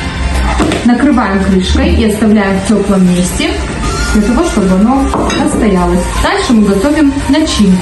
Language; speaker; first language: Russian; native; Russian